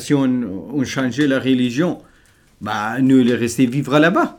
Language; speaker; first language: French; non-native, learner; Kurdish